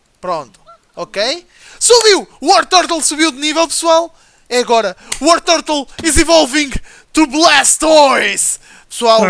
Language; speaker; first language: Portuguese; native; Portuguese